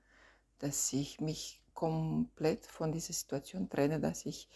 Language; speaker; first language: German; non-native, fluent; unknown